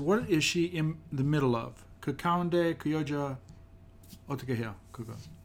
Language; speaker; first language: English; native; English